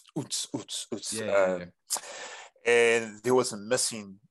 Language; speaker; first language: English; native; English